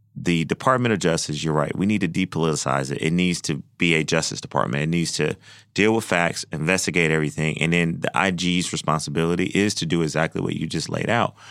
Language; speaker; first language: English; native; English